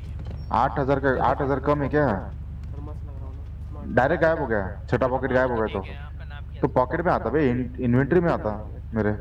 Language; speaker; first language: Hindi; native; Hindi